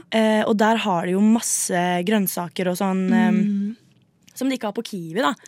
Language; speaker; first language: Norwegian; native; Norwegian